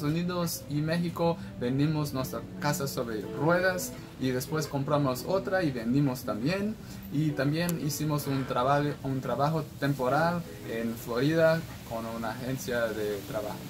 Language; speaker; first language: Spanish; non-native, fluent; English